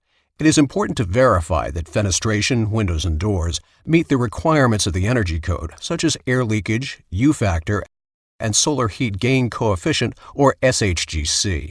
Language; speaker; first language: English; native; English